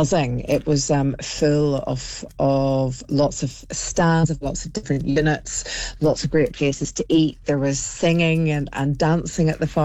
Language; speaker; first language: English; native; English